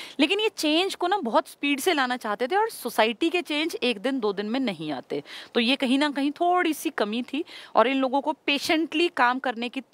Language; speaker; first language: Hindi; native; Hindi